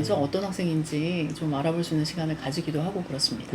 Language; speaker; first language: Korean; native; Korean